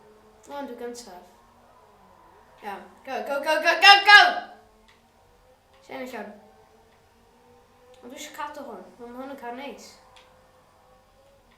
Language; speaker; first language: Welsh; non-native, local second language; English